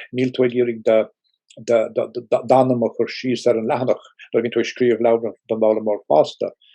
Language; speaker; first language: Irish; non-native, local second language; English